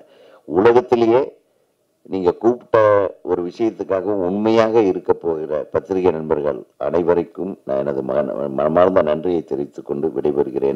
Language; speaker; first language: Tamil; native; Tamil